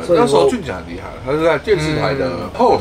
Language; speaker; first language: Chinese; native; Chinese